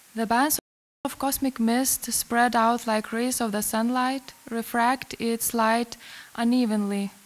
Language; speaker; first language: English; non-native, fluent; Lithuanian